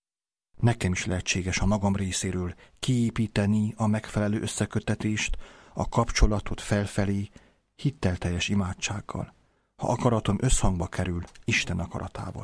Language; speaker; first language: Hungarian; native; Hungarian